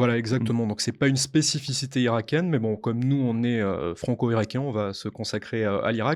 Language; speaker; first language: French; native; French